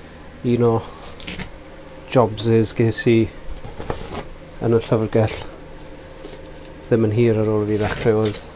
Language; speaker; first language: Welsh; non-native, local second language; English